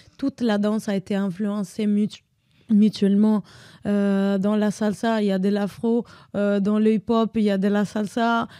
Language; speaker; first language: French; non-native, fluent; Italian